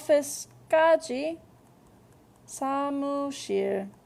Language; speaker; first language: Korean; non-native, fluent; English